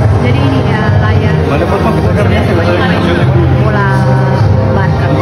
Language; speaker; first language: Indonesian; non-native, local second language; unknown